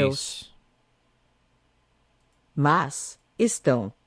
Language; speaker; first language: Portuguese; non-native, learner; English